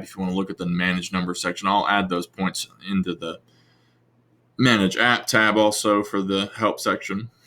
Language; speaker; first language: English; native; English